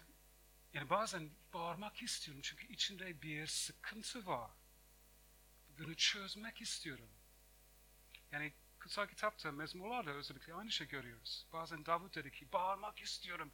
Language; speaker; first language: Turkish; non-native, fluent; English